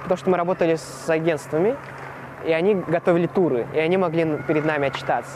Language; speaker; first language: Russian; native; Russian